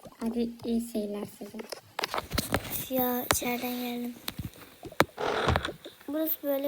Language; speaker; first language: Turkish; early bilingual, heritage; Turkish